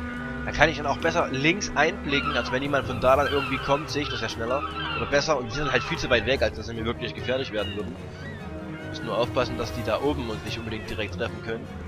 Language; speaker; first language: German; native; German